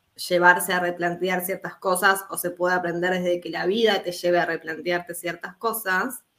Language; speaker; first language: Spanish; native; Spanish